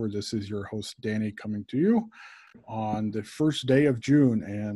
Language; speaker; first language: English; native; English